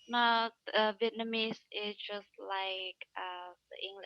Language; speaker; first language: English; non-native, learner; Vietnamese